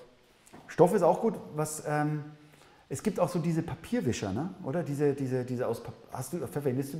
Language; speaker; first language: German; native; German